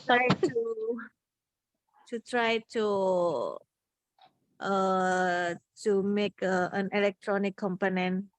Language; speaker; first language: English; non-native, learner; Indonesian